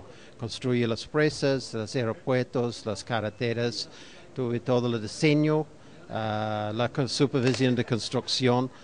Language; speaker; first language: Spanish; non-native, fluent; English